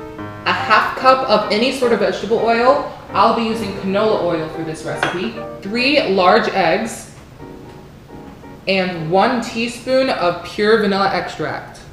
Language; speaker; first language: English; native; English